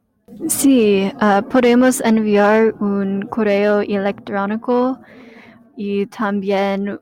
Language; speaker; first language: Spanish; non-native, learner; English